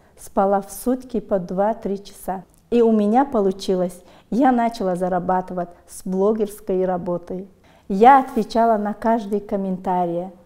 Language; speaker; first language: Russian; non-native, local second language; Tajik